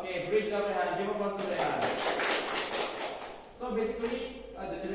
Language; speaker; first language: English; non-native, fluent; Indonesian